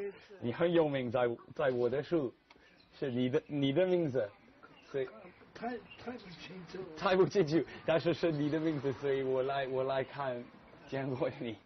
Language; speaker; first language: Chinese; non-native, learner; English